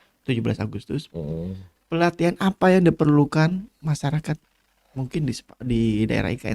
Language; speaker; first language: Indonesian; native; Indonesian